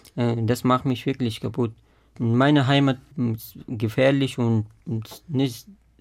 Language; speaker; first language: German; non-native, fluent; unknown